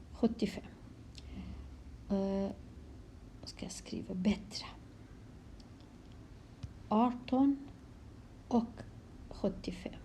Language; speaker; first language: Swedish; non-native, fluent; Kurdish